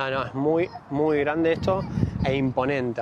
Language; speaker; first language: Spanish; native; Spanish